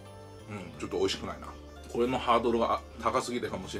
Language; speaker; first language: Japanese; native; Japanese